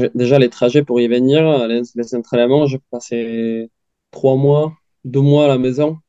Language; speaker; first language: French; non-native, fluent; Spanish